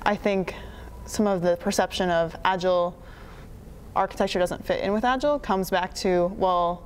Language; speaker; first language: English; native; English